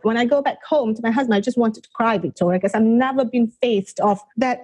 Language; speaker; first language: English; non-native, local second language; Malay